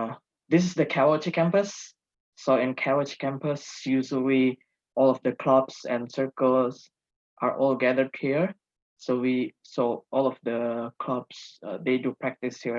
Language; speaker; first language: English; non-native, fluent; Indonesian